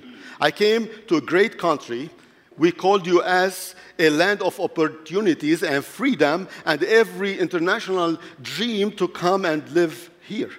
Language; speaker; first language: English; non-native, fluent; Arabic